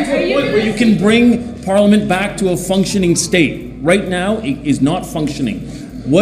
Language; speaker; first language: English; native; English